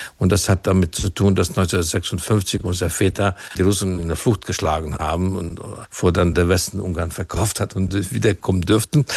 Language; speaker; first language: German; non-native, fluent; Hungarian